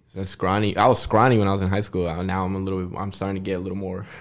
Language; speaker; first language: English; native; English